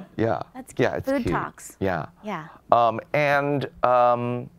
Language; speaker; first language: English; native; English